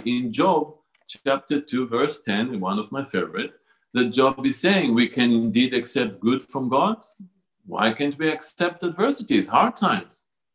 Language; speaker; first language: English; non-native, fluent; Hebrew